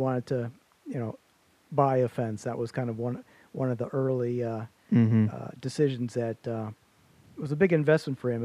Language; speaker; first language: English; native; English